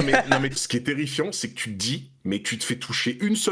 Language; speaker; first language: French; native; French